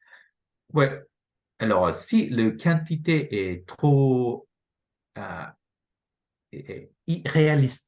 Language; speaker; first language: French; non-native, fluent; Japanese